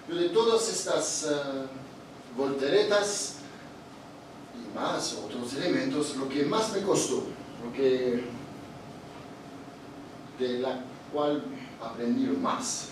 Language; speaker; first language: Spanish; non-native, fluent; Italian